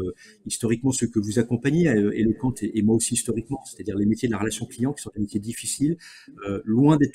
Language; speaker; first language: French; native; French